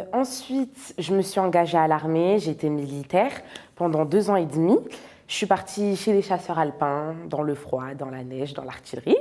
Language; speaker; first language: French; native; French